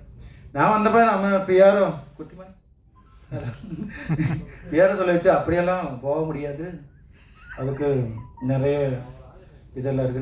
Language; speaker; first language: Tamil; non-native, learner; Malayalam